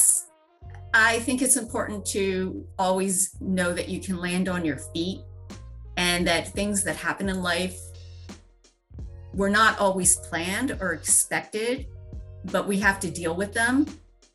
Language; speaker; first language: English; native; English